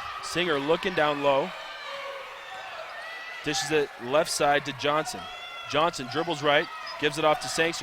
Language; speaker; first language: English; native; English